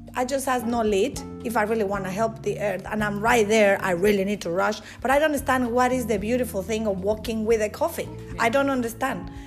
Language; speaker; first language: English; non-native, fluent; Spanish